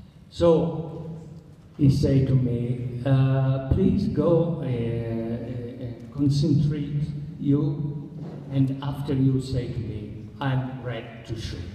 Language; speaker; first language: English; non-native, learner; Italian